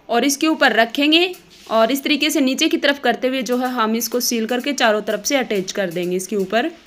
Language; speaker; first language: Hindi; native; Hindi